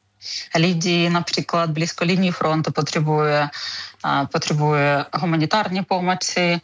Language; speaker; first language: Czech; non-native, learner; Ukrainian